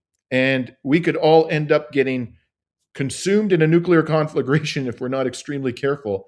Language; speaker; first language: English; native; English